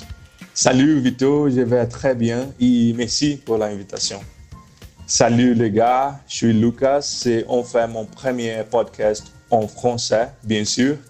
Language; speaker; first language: French; non-native, fluent; Portuguese